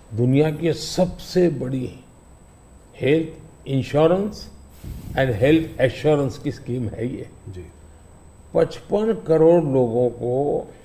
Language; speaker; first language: Hindi; non-native, local second language; Gujarati